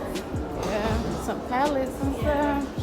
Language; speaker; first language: English; native; English